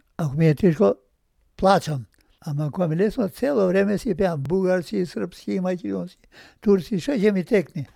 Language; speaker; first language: Macedonian; native; Macedonian